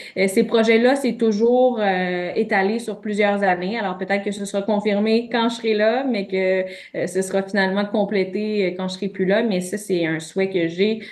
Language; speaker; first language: French; native; French